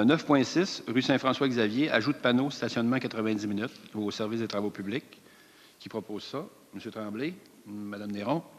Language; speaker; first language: French; native; French